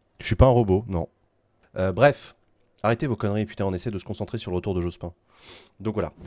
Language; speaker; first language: French; native; French